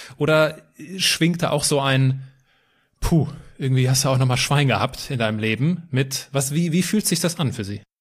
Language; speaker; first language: German; native; German